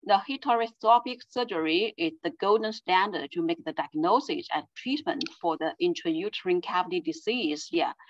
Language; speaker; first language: English; non-native, fluent; Chinese